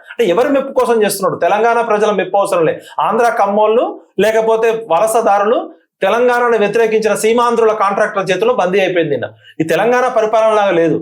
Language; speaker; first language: Telugu; native; Telugu